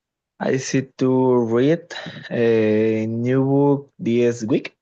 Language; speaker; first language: English; non-native, learner; Spanish